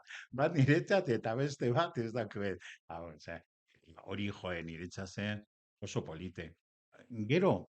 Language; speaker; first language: Basque; non-native, local second language; Spanish